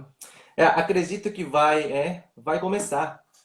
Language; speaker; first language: Portuguese; non-native, learner; Korean